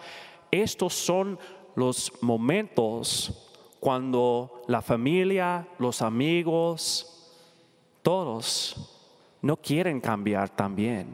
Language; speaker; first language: Spanish; non-native, learner; English